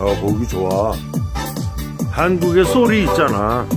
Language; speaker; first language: Korean; native; Korean